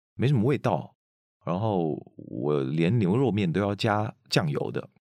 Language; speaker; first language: Chinese; non-native, local second language; Hakka Chinese